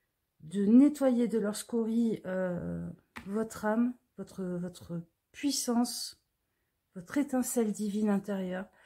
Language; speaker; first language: French; native; French